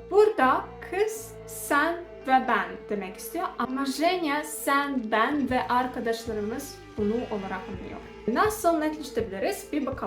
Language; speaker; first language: Turkish; non-native, fluent; Russian